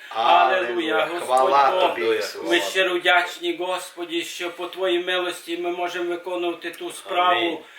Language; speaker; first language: Ukrainian; native; Ukrainian